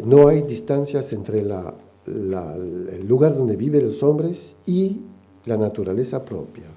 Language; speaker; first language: Spanish; non-native, fluent; French